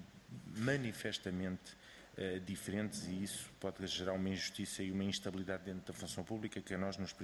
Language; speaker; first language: Portuguese; native; Portuguese